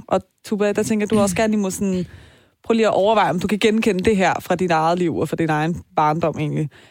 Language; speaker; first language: Danish; early bilingual, other home language; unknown